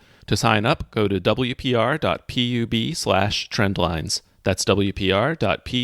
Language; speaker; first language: English; native; English